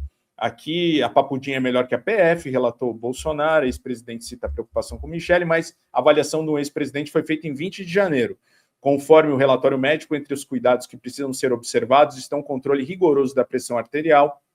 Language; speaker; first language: Portuguese; native; Portuguese